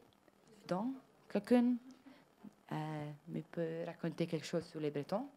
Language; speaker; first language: French; non-native, learner; Italian